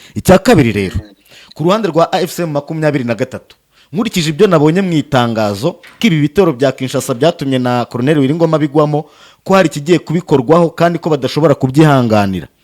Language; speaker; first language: Kinyarwanda; native; Kinyarwanda